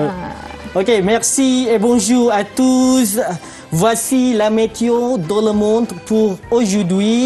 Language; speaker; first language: French; non-native, fluent; Malay